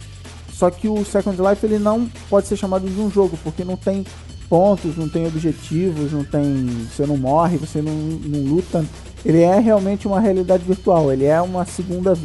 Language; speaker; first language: Portuguese; native; Portuguese